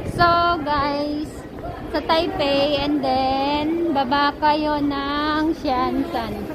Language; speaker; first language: Filipino; non-native, local second language; Iloko